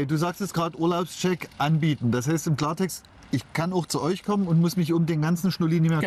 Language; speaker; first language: German; native; German